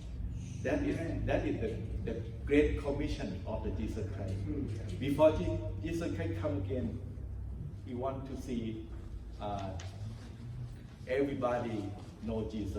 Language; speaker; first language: English; non-native, learner; Thai